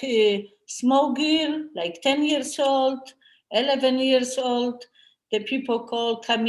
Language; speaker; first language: English; non-native, learner; Polish